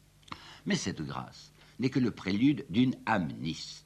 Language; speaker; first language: French; native; French